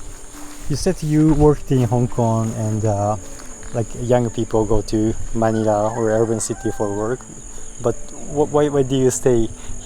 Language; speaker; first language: English; non-native, learner; Japanese